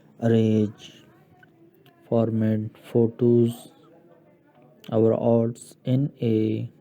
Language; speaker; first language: English; non-native, local second language; Urdu